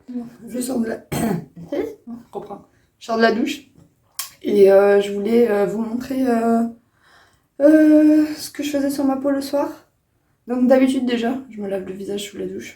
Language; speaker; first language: French; native; French